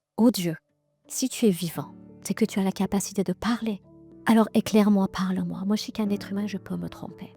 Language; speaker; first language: French; early bilingual, other home language; Persian